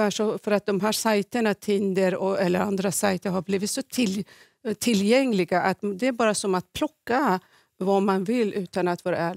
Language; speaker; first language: Swedish; non-native, fluent; Persian